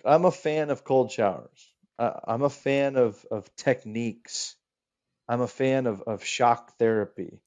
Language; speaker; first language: English; native; English